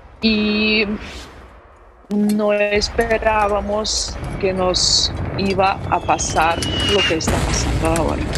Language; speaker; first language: Spanish; non-native, fluent; Ukrainian